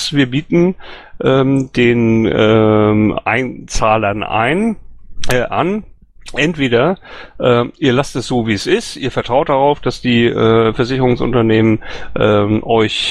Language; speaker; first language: German; native; German